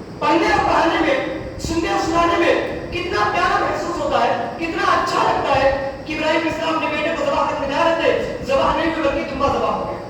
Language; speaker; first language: Urdu; native; Urdu